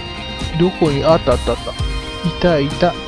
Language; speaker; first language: Japanese; native; Japanese